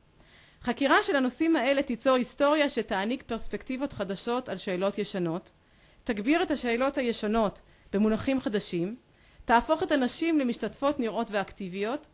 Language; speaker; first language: Hebrew; native; Hebrew